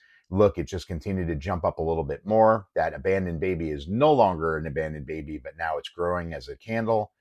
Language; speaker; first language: English; native; English